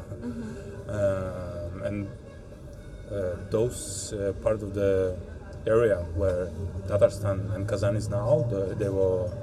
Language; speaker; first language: English; non-native, fluent; Russian